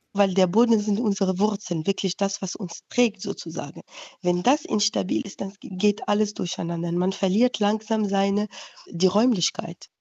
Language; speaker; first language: German; non-native, fluent; Ukrainian